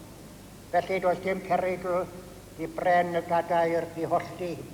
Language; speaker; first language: Welsh; native; Welsh